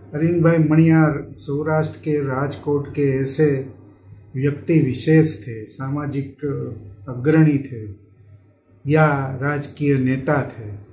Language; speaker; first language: Hindi; non-native, local second language; Gujarati